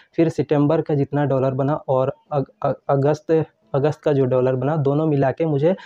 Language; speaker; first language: Hindi; native; Hindi